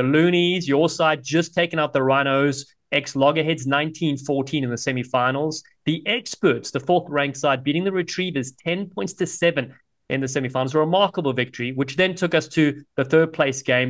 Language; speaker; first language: English; native; English